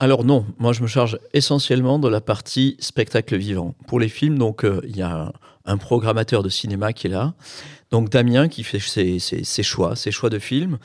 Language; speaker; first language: French; native; French